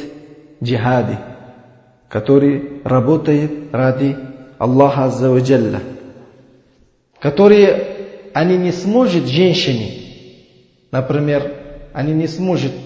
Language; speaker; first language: Russian; non-native, learner; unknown